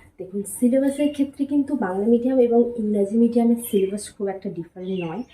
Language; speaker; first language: Bangla; native; Bangla